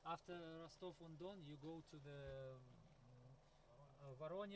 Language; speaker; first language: English; non-native, learner; Russian